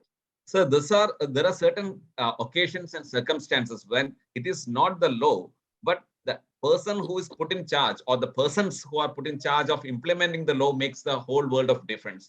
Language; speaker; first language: English; non-native, local second language; Malayalam